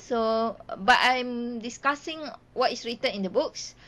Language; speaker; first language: English; non-native, local second language; Malay